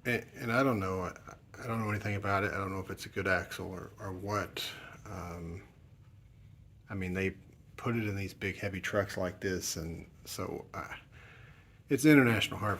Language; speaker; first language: English; native; English